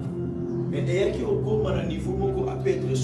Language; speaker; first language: French; non-native, local second language; Lingala